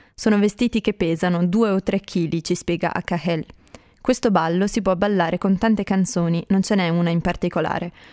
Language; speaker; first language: Italian; native; Italian